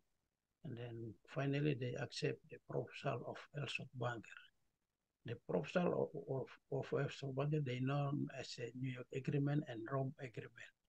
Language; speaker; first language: English; non-native, learner; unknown